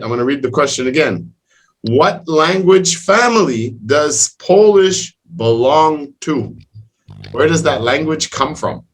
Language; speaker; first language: English; non-native, fluent; French